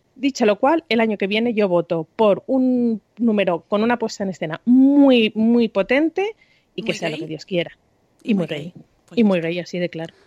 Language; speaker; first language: Spanish; native; Spanish